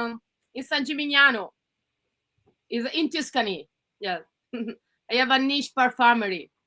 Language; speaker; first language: English; non-native, learner; Italian